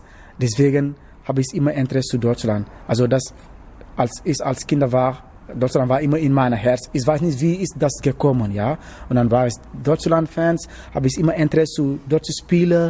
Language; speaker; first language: German; non-native, learner; Wolof